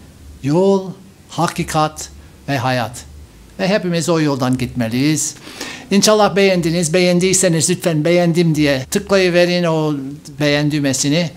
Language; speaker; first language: Turkish; non-native, fluent; English